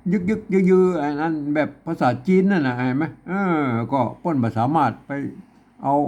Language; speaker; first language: Thai; non-native, local second language; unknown